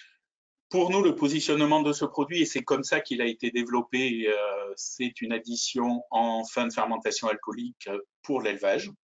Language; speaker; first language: French; native; French